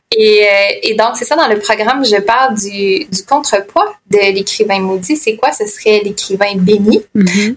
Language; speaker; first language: French; native; French